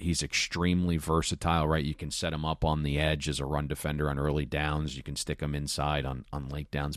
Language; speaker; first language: English; native; English